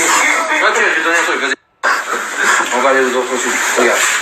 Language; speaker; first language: French; native; French